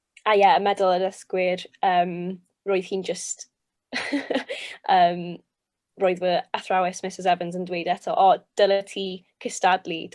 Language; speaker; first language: Welsh; non-native, local second language; English